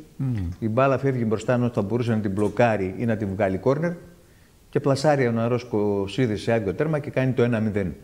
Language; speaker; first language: Greek; native; Greek